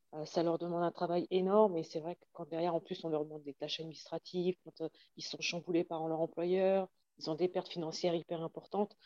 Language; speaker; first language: French; native; French